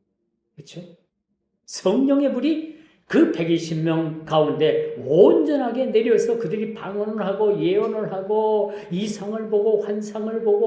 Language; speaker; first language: Korean; native; Korean